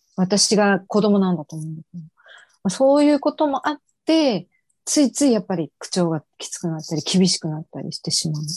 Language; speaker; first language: Japanese; native; Japanese